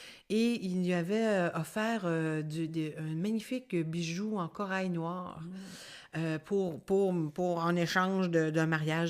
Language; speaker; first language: French; native; French